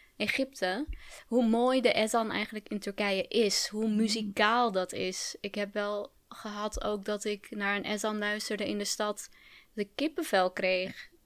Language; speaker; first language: Dutch; early bilingual, other home language; Turkish